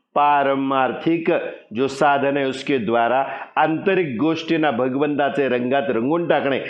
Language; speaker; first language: Hindi; non-native, local second language; Marathi